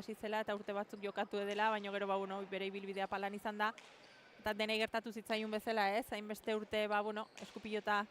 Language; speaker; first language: Basque; native; Basque